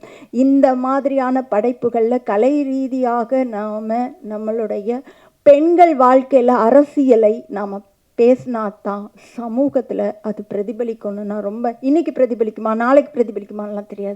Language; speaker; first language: Tamil; native; Tamil